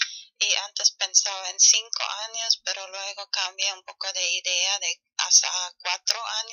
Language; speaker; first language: Spanish; non-native, fluent; German